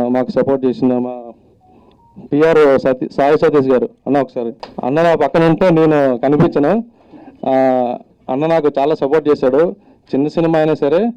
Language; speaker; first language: Telugu; native; Telugu